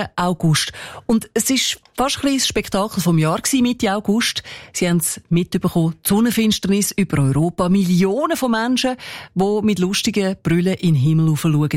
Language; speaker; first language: German; native; German